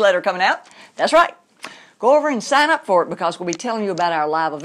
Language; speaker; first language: English; native; English